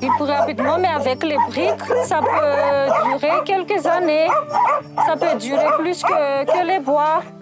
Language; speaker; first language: French; non-native, local second language; Malagasy